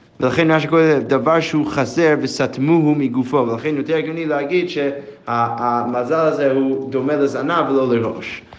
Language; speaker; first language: Hebrew; non-native, fluent; English